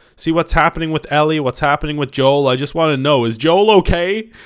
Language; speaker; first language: English; native; English